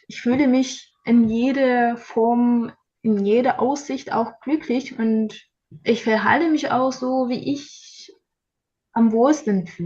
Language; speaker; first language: German; non-native, learner; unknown